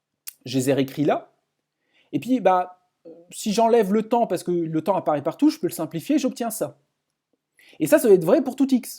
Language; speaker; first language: French; native; French